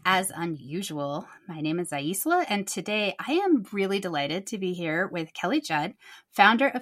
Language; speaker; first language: English; native; English